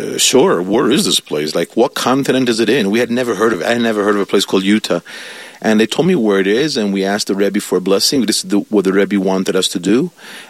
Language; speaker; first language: English; non-native, fluent; Italian